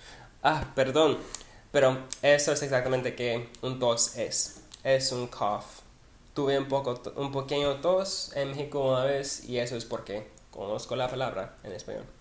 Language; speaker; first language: Spanish; non-native, learner; English